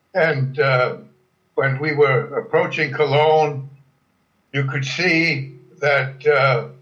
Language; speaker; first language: English; non-native, fluent; German